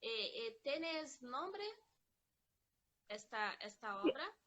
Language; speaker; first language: Spanish; non-native, learner; Portuguese